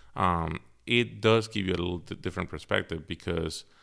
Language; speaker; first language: English; early bilingual, other home language; Spanish